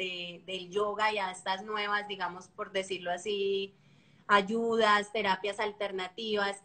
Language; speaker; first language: Spanish; native; Spanish